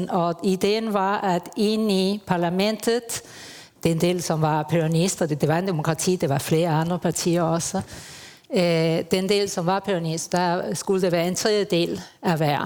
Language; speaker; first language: Danish; early bilingual, heritage; Spanish